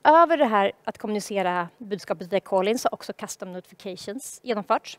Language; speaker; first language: Swedish; native; Swedish